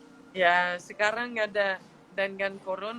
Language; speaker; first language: Indonesian; non-native, fluent; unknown